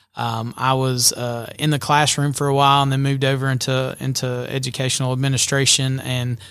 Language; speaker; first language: English; native; English